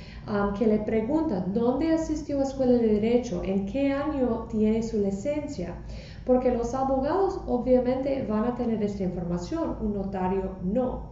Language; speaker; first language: Spanish; non-native, fluent; English